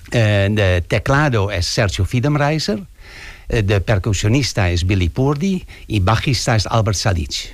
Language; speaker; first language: Spanish; non-native, learner; Dutch